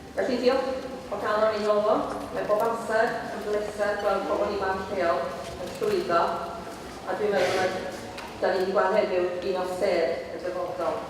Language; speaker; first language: Welsh; native; Welsh